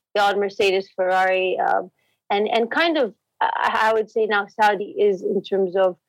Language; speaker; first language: English; non-native, fluent; Arabic